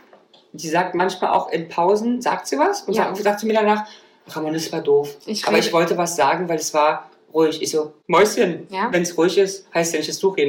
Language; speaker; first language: German; native; German